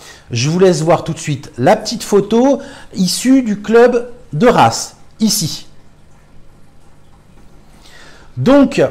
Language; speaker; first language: French; native; French